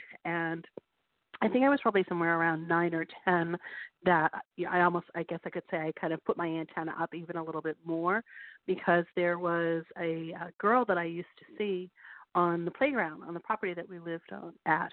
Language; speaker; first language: English; native; English